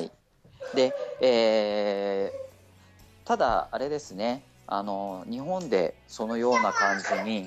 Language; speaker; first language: Japanese; native; Japanese